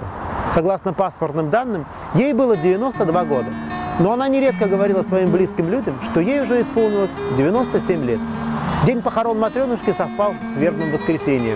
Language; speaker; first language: Russian; native; Russian